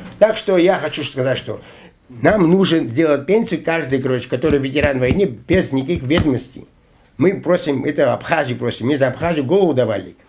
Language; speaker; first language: Russian; non-native, local second language; Abkhazian